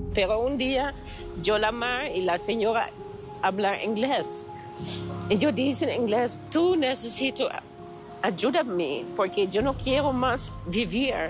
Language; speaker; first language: Spanish; non-native, learner; Dutch